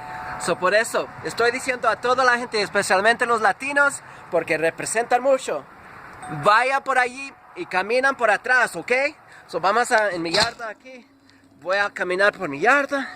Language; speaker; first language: Spanish; non-native, fluent; English